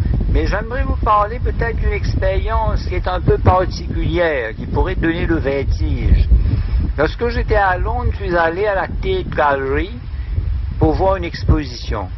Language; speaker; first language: French; non-native, local second language; Morisyen